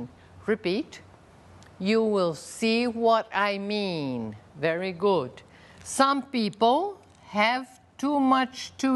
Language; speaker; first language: English; non-native, fluent; Portuguese